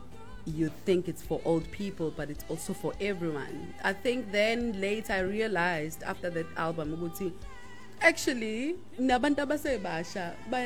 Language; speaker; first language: English; non-native, local second language; Zulu